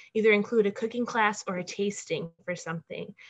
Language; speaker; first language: English; native; English